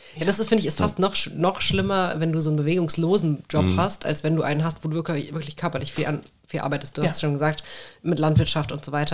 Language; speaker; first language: German; native; German